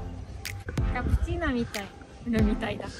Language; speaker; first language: Japanese; non-native, learner; German